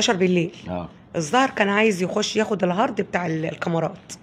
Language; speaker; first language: Arabic; native; Arabic